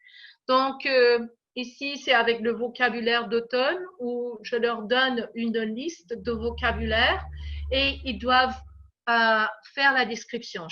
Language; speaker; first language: French; non-native, fluent; English